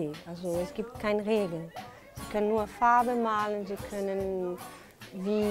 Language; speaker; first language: German; non-native, fluent; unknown